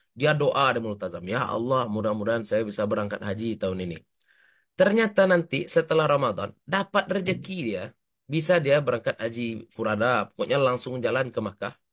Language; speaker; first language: Indonesian; native; Indonesian